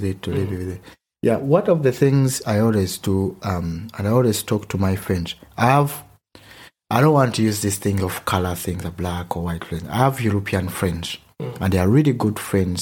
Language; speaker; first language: English; non-native, local second language; Ganda